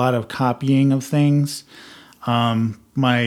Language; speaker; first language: English; native; English